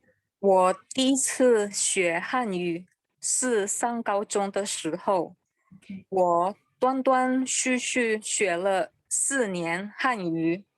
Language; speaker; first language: Chinese; non-native, learner; Indonesian